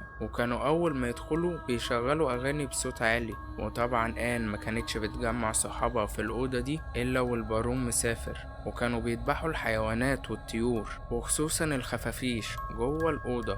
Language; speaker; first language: Arabic; native; Arabic